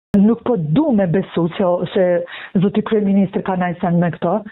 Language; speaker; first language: Albanian; non-native, local second language; Bosnian